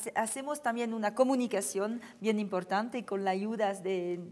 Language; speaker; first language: Spanish; non-native, fluent; French